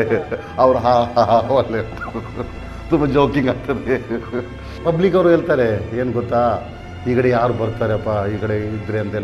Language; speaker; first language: Kannada; non-native, local second language; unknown